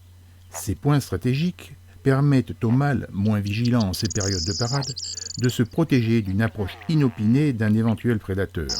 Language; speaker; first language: French; native; French